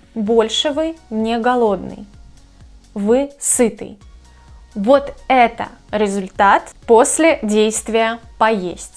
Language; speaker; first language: Russian; native; Russian